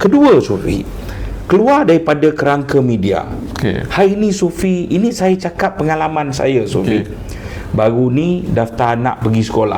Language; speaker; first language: Malay; native; Malay